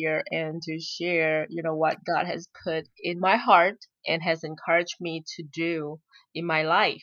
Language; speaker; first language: English; non-native, local second language; Chinese